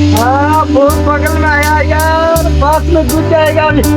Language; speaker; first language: Hindi; non-native, local second language; Bangla